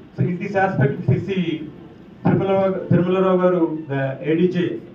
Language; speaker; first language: English; non-native, local second language; Telugu